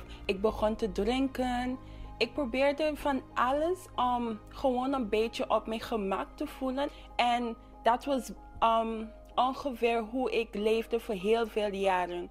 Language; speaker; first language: Dutch; non-native, local second language; English